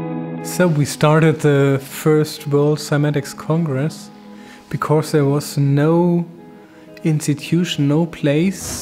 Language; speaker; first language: English; non-native, fluent; German